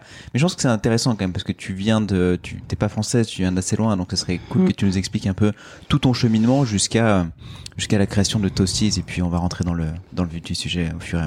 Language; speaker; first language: French; native; French